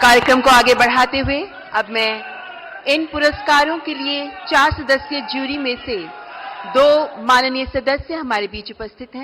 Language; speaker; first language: Hindi; native; Hindi